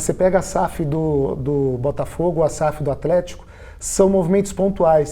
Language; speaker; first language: Portuguese; native; Portuguese